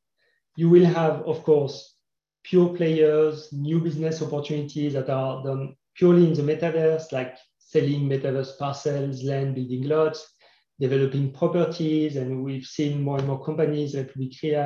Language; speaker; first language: English; non-native, fluent; French